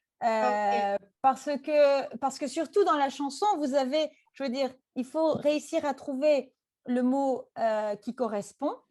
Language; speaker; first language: French; non-native, local second language; Turkish